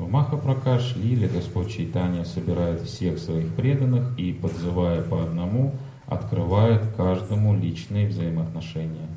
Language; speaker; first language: Russian; native; Russian